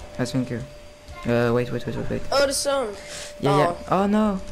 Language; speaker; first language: English; non-native, learner; French